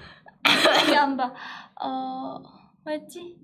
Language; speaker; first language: Korean; non-native, fluent; Japanese